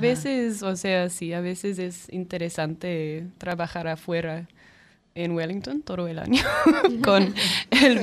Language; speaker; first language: Spanish; non-native, fluent; English